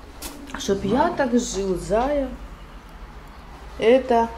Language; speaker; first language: Russian; native; Russian